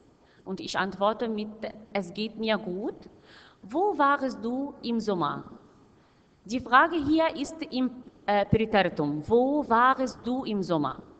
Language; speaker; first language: German; non-native, fluent; Arabic